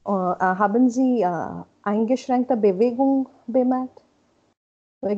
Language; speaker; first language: German; non-native, learner; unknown